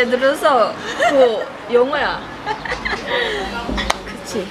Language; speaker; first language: Korean; non-native, learner; Filipino